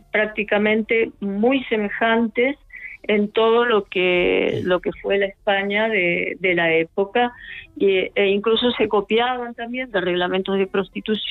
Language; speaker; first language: Spanish; native; Spanish